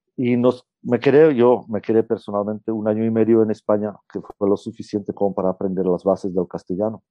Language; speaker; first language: Spanish; non-native, fluent; Czech